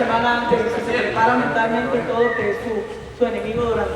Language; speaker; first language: Spanish; native; Spanish